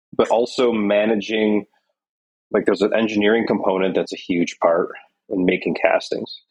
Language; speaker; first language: English; native; English